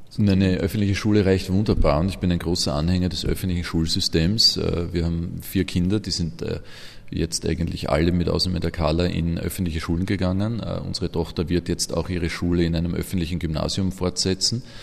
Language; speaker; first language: German; native; German